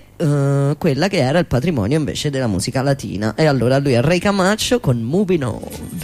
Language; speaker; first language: Italian; native; Italian